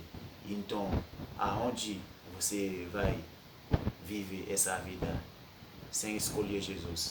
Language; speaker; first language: Portuguese; non-native, fluent; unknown